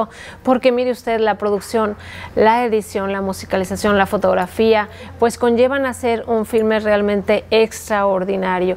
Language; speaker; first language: Spanish; native; Spanish